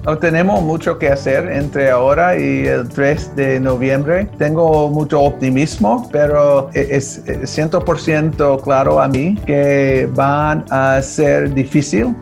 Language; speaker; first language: Spanish; early bilingual, heritage; Spanish